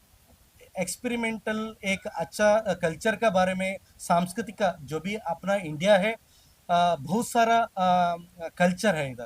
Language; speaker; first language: Hindi; non-native, local second language; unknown